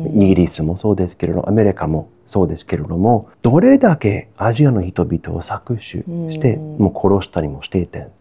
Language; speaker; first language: Japanese; non-native, fluent; English